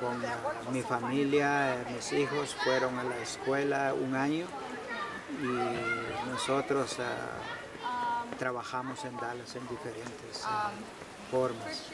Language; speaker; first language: Spanish; non-native, local second language; Kʼicheʼ